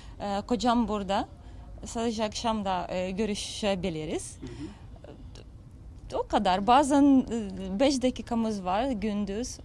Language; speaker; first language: Turkish; non-native, learner; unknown